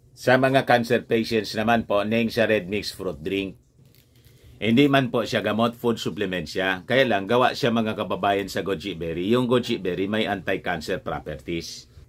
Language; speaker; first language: Filipino; native; Filipino